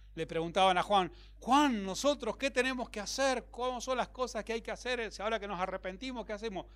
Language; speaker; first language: Spanish; native; Spanish